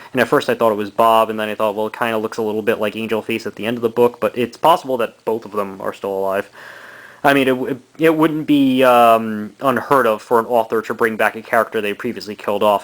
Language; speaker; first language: English; native; English